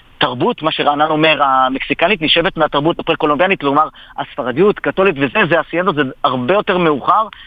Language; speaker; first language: Hebrew; native; Hebrew